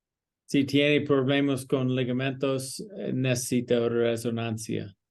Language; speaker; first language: Spanish; non-native, learner; English